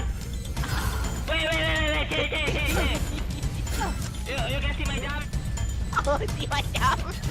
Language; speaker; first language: English; non-native, learner; Thai